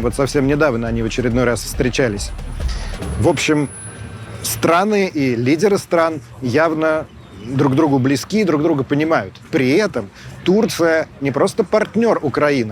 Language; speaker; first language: Russian; native; Russian